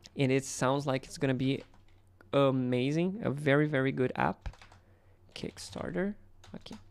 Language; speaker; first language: English; non-native, fluent; Portuguese